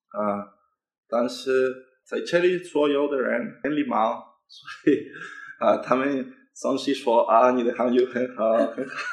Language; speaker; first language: Chinese; non-native, learner; Spanish